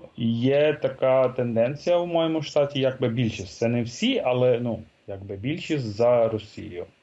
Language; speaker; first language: Ukrainian; non-native, learner; Tamil